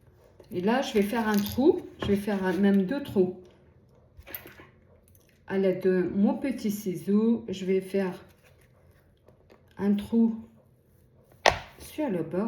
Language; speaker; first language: French; native; French